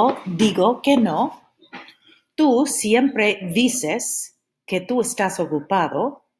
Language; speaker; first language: Spanish; non-native, fluent; English